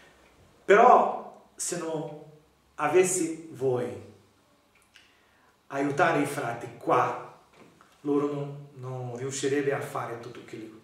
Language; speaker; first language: Italian; non-native, learner; Portuguese